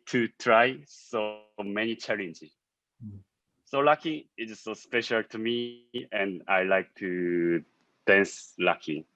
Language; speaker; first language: English; non-native, learner; Korean